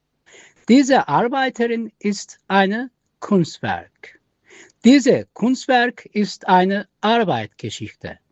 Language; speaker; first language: German; non-native, learner; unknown